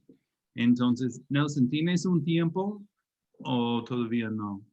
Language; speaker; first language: Spanish; non-native, fluent; English